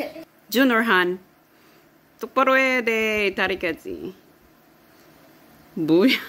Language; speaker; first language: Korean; non-native, learner; Filipino